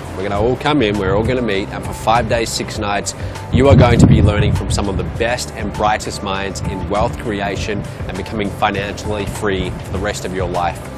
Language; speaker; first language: English; native; English